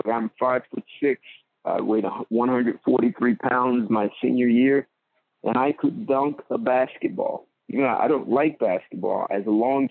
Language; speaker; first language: English; native; English